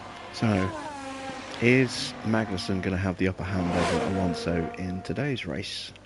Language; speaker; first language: English; native; English